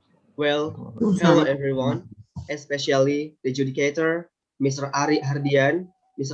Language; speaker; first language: English; non-native, learner; Indonesian